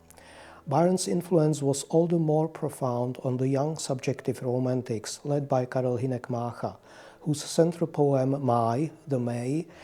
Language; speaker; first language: English; non-native, fluent; Czech